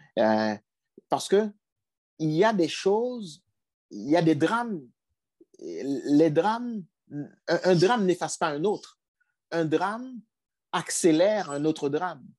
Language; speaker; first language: French; non-native, local second language; Haitian Creole